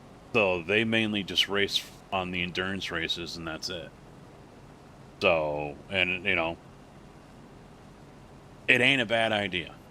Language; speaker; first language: English; native; English